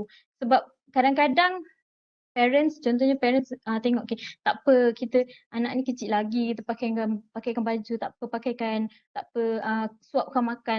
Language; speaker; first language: Malay; native; Malay